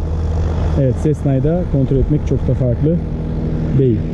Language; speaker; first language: Turkish; native; Turkish